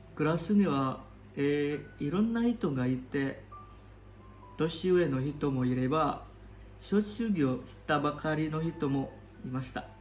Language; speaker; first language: Japanese; non-native, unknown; Indonesian